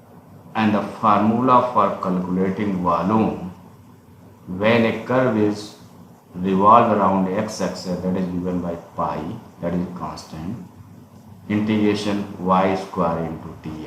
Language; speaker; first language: English; non-native, local second language; Hindi